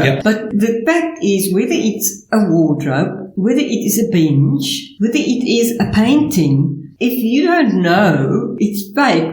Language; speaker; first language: English; non-native, local second language; Afrikaans